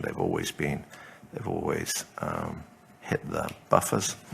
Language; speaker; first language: English; native; English